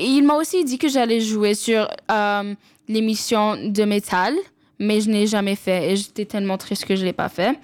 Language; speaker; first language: French; non-native, local second language; English